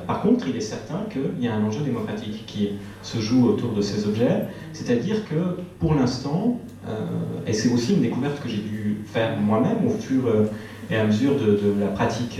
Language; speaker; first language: French; native; French